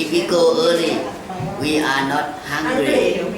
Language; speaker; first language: English; non-native, learner; Thai